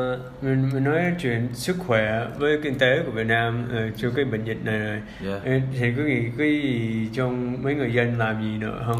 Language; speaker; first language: Vietnamese; early bilingual, heritage; English